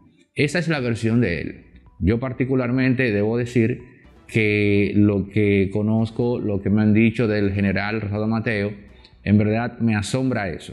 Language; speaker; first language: Spanish; native; Spanish